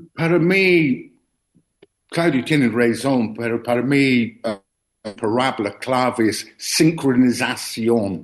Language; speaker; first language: Spanish; non-native, learner; English